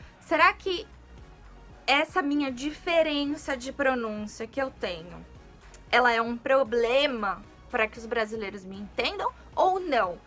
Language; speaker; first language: Portuguese; native; Portuguese